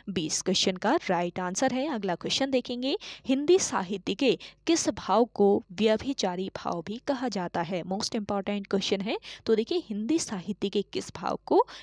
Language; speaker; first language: Hindi; native; Hindi